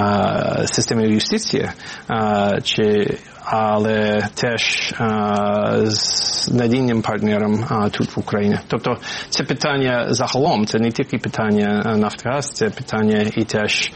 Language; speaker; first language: Ukrainian; non-native, fluent; English